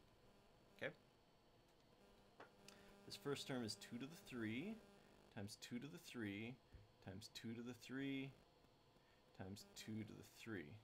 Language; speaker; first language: English; native; English